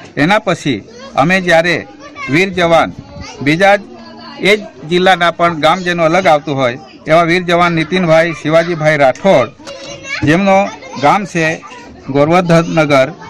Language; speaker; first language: Gujarati; native; Gujarati